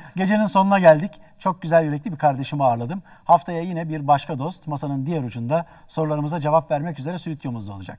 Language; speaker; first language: Turkish; native; Turkish